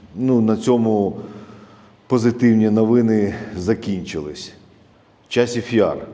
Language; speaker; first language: Ukrainian; native; Ukrainian